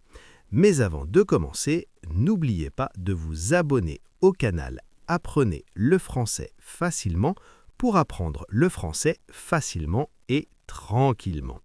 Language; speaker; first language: French; native; French